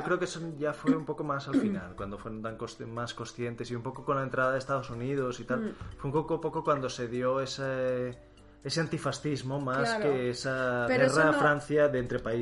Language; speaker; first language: Spanish; native; Spanish